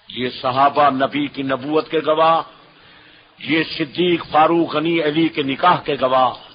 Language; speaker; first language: Urdu; non-native, local second language; Saraiki